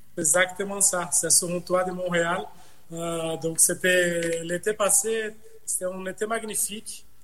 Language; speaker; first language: French; non-native, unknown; Portuguese